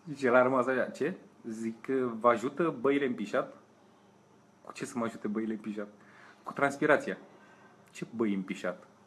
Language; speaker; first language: Romanian; native; Romanian